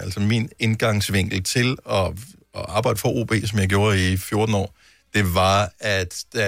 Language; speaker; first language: Danish; native; Danish